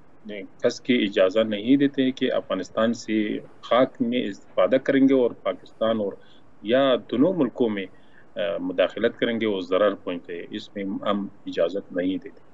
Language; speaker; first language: Hindi; non-native, learner; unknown